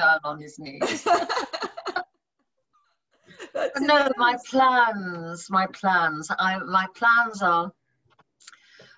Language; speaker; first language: English; native; English